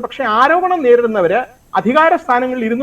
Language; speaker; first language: Malayalam; native; Malayalam